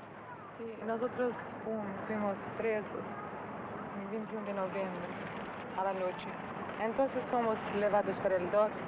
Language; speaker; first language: Spanish; non-native, fluent; Portuguese